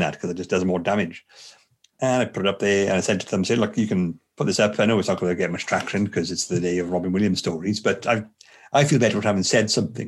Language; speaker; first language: English; native; English